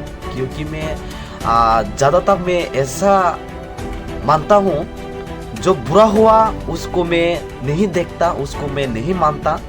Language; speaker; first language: Hindi; non-native, local second language; Kok Borok